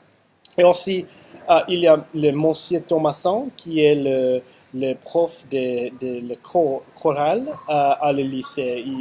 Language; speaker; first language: French; non-native, learner; English